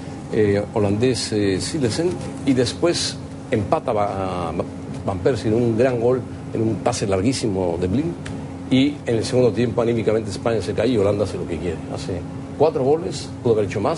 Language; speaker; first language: Spanish; native; Spanish